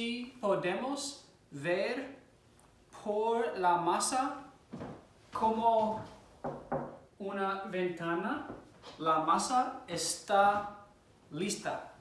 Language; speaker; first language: Spanish; non-native, fluent; English